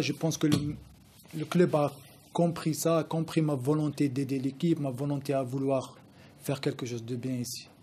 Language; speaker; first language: French; non-native, local second language; Arabic